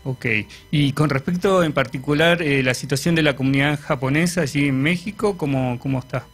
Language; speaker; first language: Spanish; native; Spanish